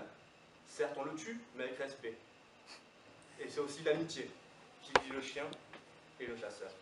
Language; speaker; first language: French; native; French